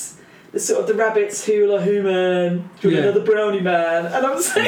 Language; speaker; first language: English; native; English